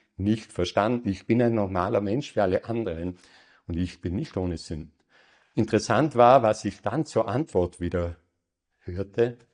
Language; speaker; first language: German; native; German